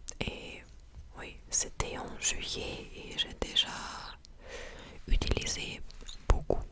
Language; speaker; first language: French; non-native, fluent; English